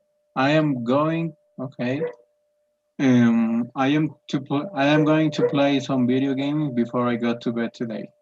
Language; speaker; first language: English; non-native, learner; Spanish